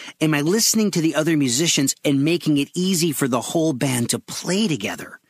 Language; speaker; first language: English; native; English